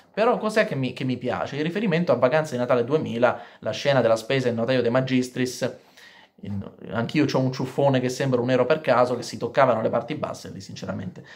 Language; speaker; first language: Italian; native; Italian